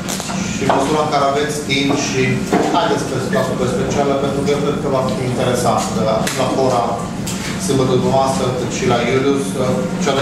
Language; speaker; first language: Romanian; native; Romanian